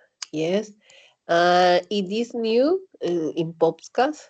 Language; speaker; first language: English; non-native, learner; Spanish